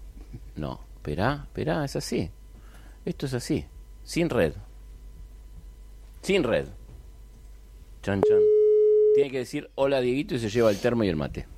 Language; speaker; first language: Spanish; native; Spanish